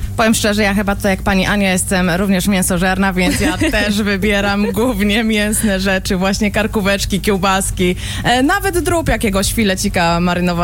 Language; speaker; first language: Polish; native; Polish